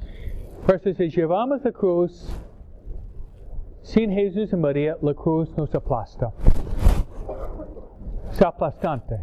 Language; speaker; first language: Spanish; non-native, fluent; English